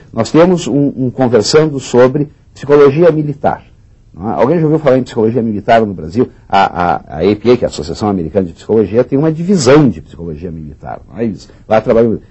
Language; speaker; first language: Portuguese; native; Portuguese